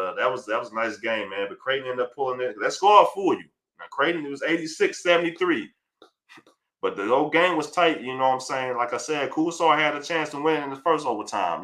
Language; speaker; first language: English; native; English